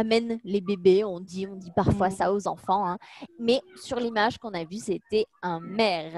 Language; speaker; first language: French; native; French